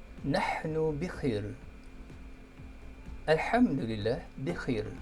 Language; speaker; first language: Arabic; non-native, fluent; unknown